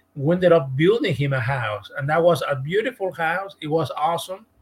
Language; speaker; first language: English; non-native, fluent; Spanish